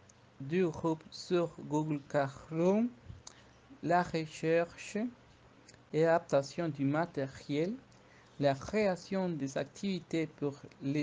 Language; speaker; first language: French; non-native, fluent; Spanish